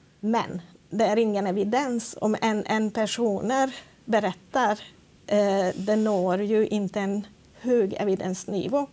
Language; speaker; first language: Swedish; non-native, fluent; Hungarian